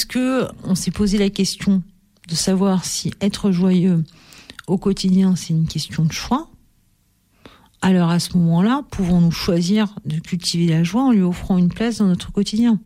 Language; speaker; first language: French; native; French